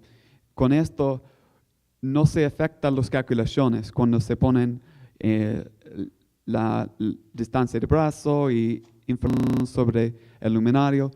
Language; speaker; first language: Spanish; non-native, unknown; English